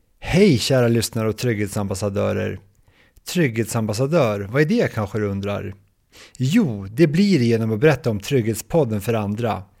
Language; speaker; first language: Swedish; native; Swedish